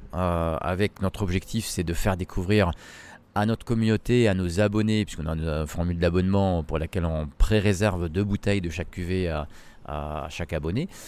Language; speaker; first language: French; non-native, local second language; Arabic